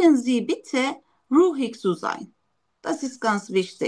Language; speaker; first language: German; non-native, learner; Turkish